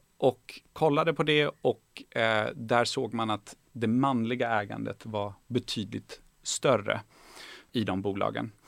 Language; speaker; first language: Swedish; early bilingual, other home language; Persian